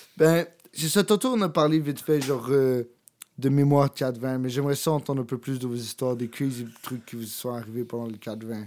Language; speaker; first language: French; native; French